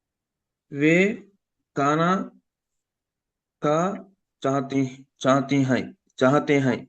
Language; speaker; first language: Hindi; non-native, learner; Telugu